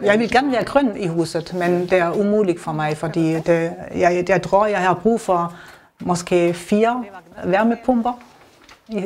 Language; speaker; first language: Danish; non-native, learner; German